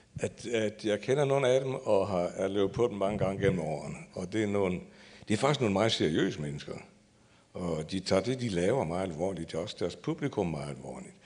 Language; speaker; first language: Danish; native; Danish